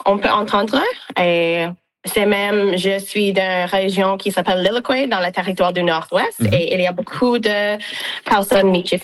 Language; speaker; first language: French; non-native, local second language; English